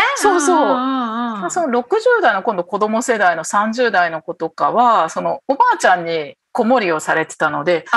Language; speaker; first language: Japanese; native; Japanese